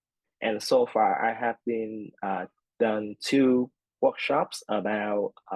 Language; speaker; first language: English; non-native, fluent; Vietnamese